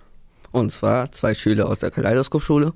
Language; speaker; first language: German; early bilingual, other home language; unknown